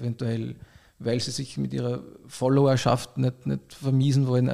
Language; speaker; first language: German; native; German